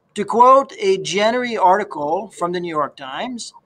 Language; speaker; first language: English; native; English